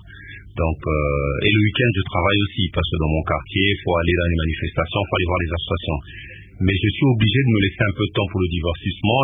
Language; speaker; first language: French; non-native, local second language; Lingala